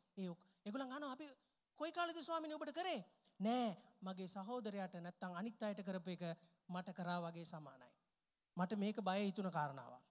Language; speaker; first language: Sinhala; non-native, local second language; Tamil